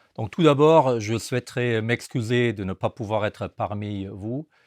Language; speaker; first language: French; non-native, fluent; German